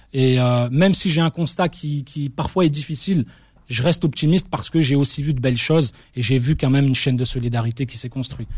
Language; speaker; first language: French; early bilingual, other home language; Arabic